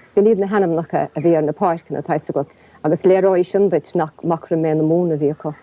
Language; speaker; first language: Irish; non-native, local second language; English